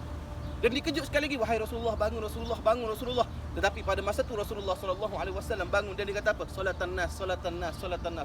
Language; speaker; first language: Malay; native; Malay